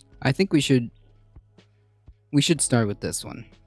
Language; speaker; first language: English; native; English